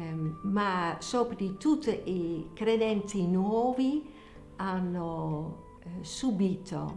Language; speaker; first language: Italian; non-native, fluent; Dutch